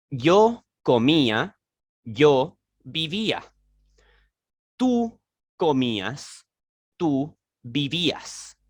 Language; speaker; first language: Spanish; non-native, learner; French